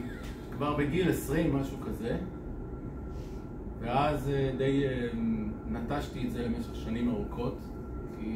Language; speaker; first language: Hebrew; native; Hebrew